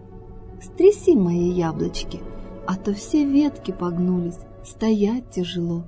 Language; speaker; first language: Russian; native; Russian